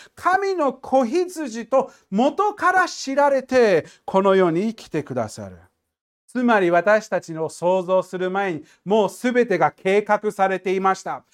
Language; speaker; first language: Japanese; non-native, fluent; English